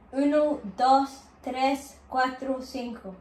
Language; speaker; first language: Spanish; non-native, learner; Arabic